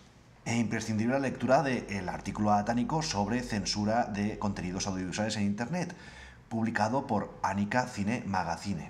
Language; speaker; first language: Spanish; native; Spanish